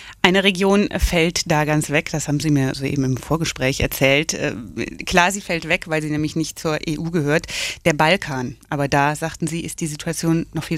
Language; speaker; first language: German; native; German